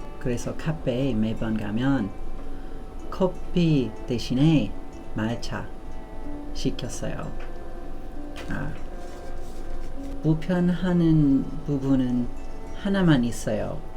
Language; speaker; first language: Korean; non-native, learner; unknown